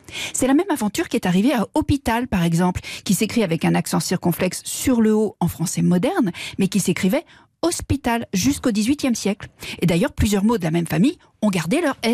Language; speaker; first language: French; native; French